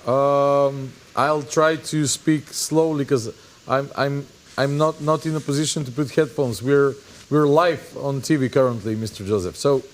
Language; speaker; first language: English; non-native, fluent; Macedonian